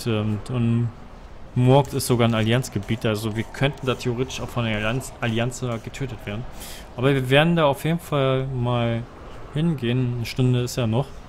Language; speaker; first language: German; native; German